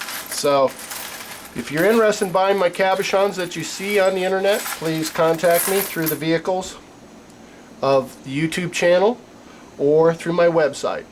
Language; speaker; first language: English; native; English